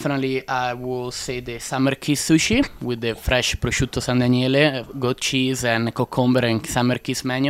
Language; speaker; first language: English; non-native, learner; Italian